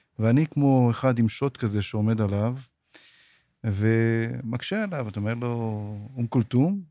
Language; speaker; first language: Hebrew; native; Hebrew